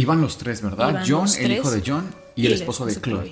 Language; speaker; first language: Spanish; native; Spanish